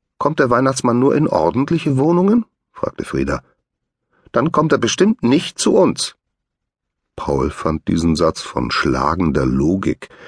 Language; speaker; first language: German; native; German